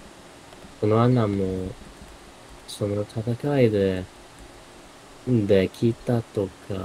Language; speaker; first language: Japanese; non-native, learner; English